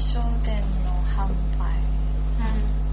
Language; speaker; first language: Japanese; non-native, learner; Chinese